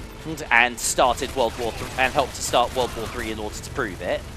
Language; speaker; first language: English; native; English